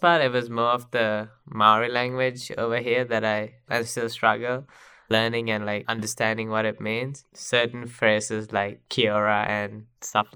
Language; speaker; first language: English; non-native, local second language; Sinhala